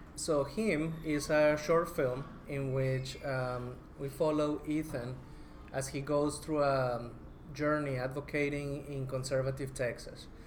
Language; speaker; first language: English; non-native, fluent; Spanish